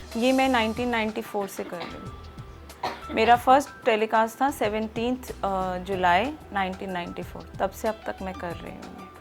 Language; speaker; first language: Hindi; native; Hindi